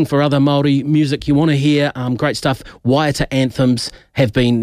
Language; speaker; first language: English; native; English